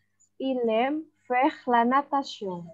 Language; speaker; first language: French; non-native, fluent; Indonesian